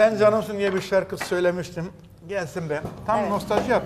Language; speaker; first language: Turkish; native; Turkish